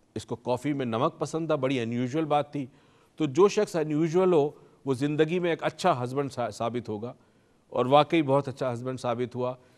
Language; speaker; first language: Urdu; native; Urdu